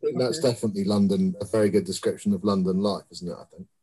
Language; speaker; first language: English; native; English